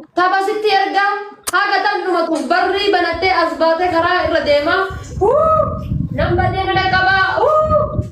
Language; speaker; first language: Oromo; native; Oromo